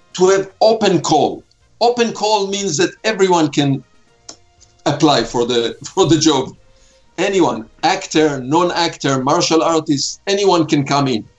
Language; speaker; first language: English; non-native, fluent; Hebrew